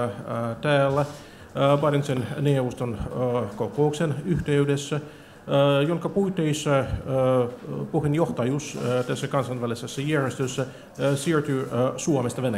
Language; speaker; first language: Finnish; non-native, fluent; Russian